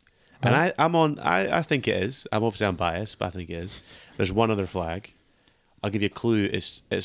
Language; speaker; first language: English; native; English